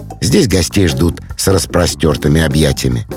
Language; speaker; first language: Russian; native; Russian